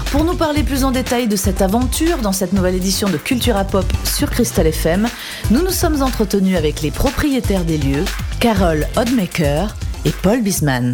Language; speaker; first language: French; native; French